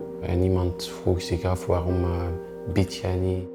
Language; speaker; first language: Dutch; non-native, local second language; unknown